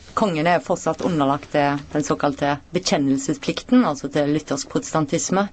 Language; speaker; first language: Norwegian; native; Norwegian